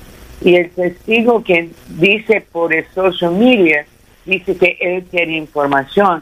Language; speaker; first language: Spanish; early bilingual, heritage; Spanish